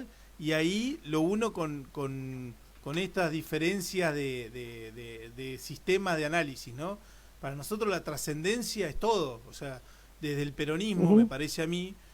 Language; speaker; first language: Spanish; native; Spanish